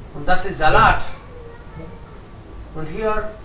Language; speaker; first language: German; non-native, fluent; Hindi